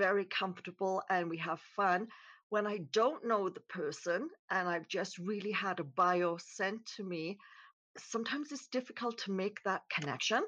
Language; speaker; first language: English; native; English